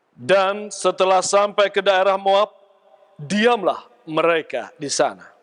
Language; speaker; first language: Indonesian; native; Indonesian